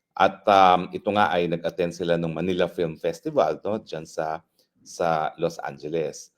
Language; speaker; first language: Filipino; native; Filipino